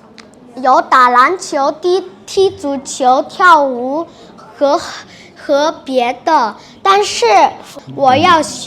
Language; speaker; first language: Chinese; non-native, learner; Khmer